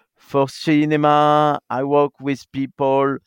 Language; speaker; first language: English; non-native, learner; French